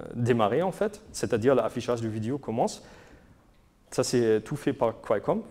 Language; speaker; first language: French; non-native, fluent; German